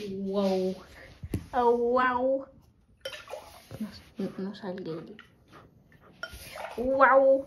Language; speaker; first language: Spanish; early bilingual, heritage; Spanish